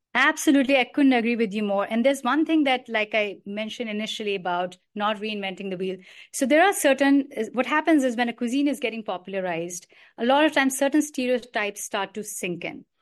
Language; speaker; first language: English; non-native, local second language; Hindi